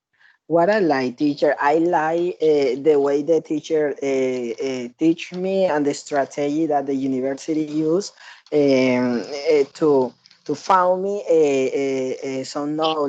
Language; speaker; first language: English; non-native, learner; Spanish